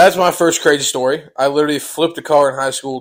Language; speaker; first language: English; native; English